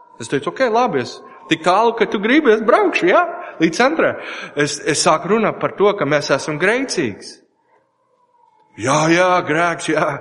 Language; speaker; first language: Latvian; non-native, learner; English